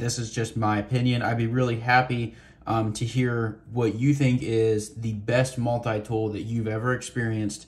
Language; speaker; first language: English; native; English